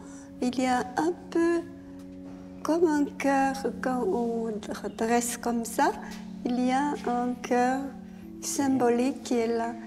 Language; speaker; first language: French; non-native, fluent; Korean